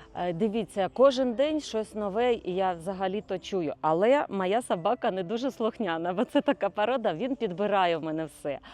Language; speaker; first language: Ukrainian; native; Ukrainian